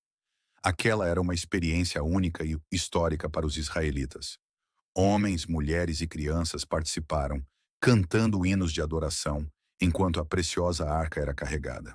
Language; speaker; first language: Portuguese; native; Portuguese